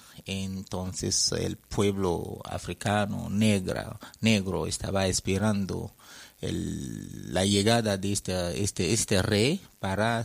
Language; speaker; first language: Spanish; non-native, fluent; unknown